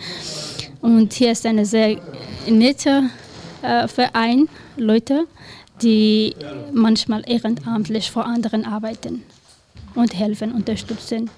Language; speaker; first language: German; non-native, learner; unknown